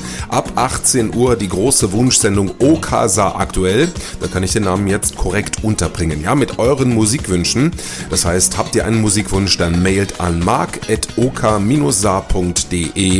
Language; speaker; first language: German; native; German